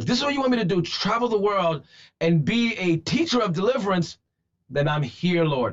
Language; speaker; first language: English; native; English